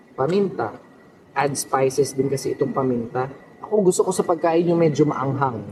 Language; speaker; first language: Filipino; non-native, local second language; Pangasinan